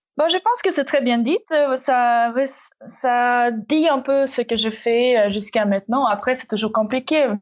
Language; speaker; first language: French; non-native, fluent; Russian